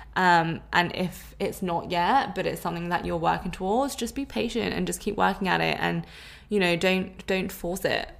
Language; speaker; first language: English; native; English